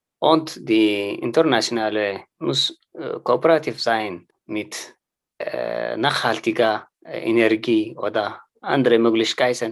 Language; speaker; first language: German; non-native, learner; Tigrinya